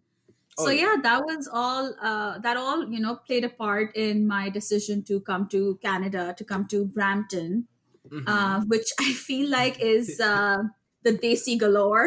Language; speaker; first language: English; non-native, local second language; Urdu